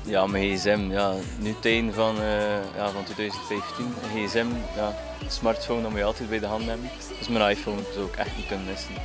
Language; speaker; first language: Dutch; native; Dutch